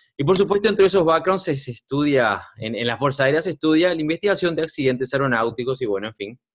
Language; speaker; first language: Spanish; native; Spanish